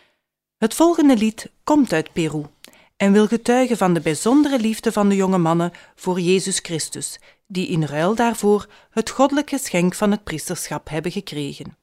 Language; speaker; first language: Dutch; native; Dutch